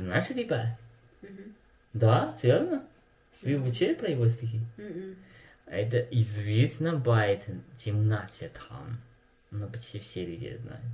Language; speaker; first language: Russian; non-native, learner; Chinese